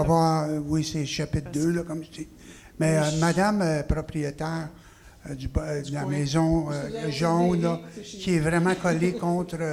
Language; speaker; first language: French; native; French